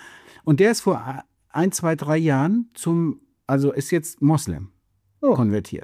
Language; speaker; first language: German; native; German